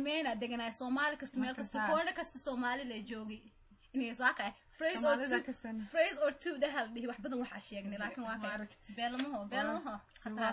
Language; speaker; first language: Somali; early bilingual, heritage; Somali